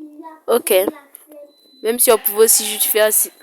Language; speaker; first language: French; native; French